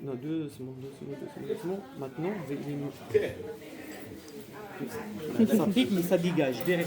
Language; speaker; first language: French; non-native, local second language; Arabic